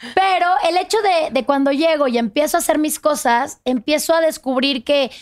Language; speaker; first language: Spanish; native; Spanish